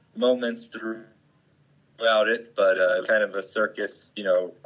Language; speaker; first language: English; native; English